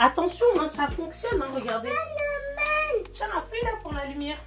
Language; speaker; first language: French; native; French